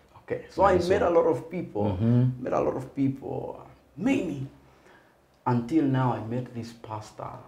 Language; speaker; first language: English; non-native, local second language; Nyanja